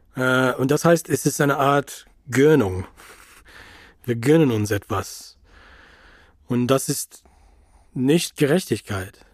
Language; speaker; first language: German; non-native, fluent; English